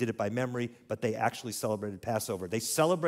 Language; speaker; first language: English; native; English